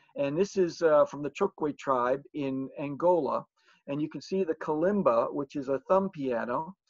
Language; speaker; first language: English; native; English